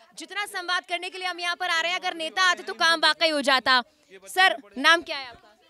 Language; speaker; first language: Hindi; native; Hindi